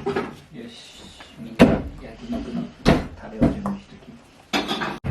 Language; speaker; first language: Japanese; native; Japanese